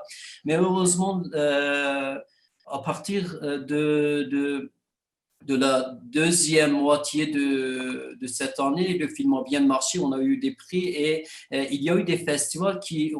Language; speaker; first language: French; non-native, fluent; Kurdish